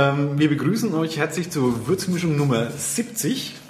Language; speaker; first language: German; native; German